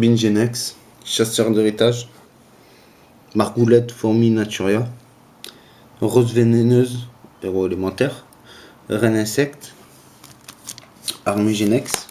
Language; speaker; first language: French; native; French